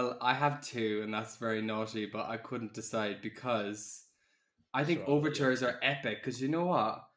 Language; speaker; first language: English; native; English